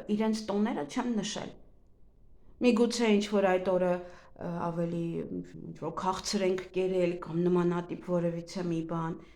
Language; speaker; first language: Armenian; native; Armenian